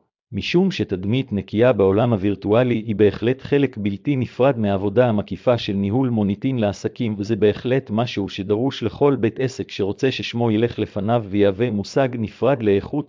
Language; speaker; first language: Hebrew; native; Hebrew